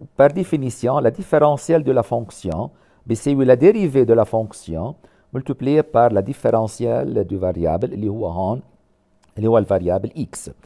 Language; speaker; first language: French; non-native, local second language; Arabic